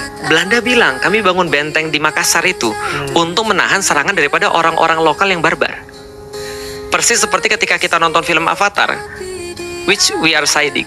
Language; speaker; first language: Indonesian; native; Indonesian